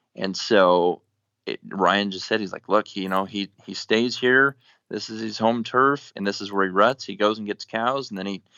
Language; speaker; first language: English; native; English